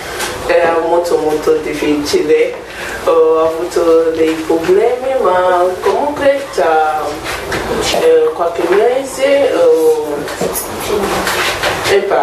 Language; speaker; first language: Italian; non-native, learner; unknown